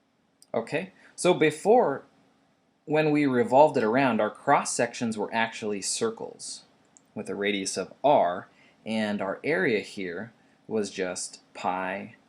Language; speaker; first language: English; native; English